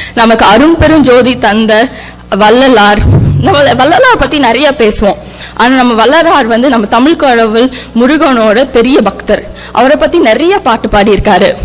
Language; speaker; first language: Tamil; early bilingual, heritage; Tamil